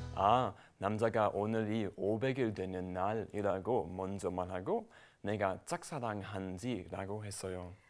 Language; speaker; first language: Korean; non-native, learner; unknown